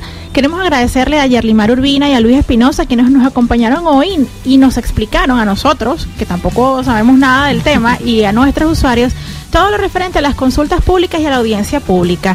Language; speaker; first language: Spanish; native; Spanish